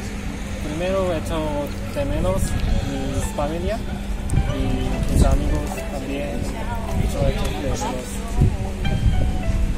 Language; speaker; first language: Spanish; non-native, learner; Korean